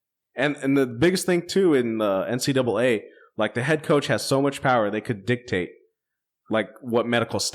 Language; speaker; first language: English; native; English